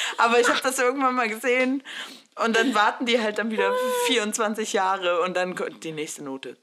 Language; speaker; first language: German; early bilingual, other home language; Spanish